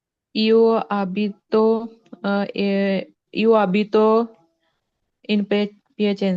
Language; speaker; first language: Italian; non-native, learner; Punjabi